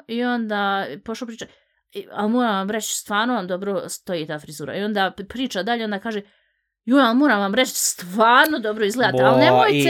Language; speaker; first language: Bosnian; early bilingual, heritage; Bosnian